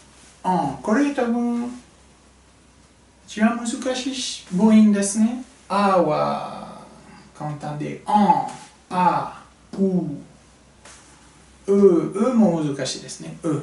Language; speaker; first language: Japanese; non-native, fluent; French